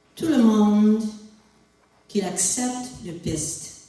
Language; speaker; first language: French; non-native, learner; English